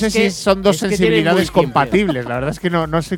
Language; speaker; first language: Spanish; native; Spanish